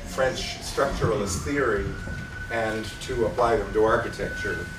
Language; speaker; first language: English; native; English